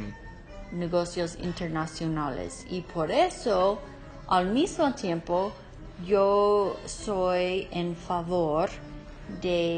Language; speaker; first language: Spanish; non-native, learner; English